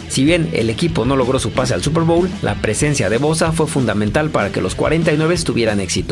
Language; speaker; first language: Spanish; native; Spanish